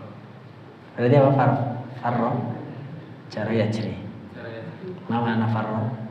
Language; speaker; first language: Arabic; non-native, fluent; Indonesian